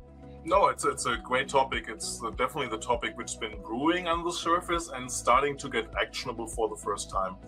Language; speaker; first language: English; non-native, fluent; German